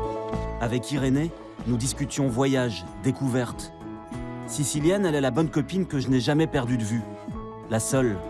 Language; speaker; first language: French; native; French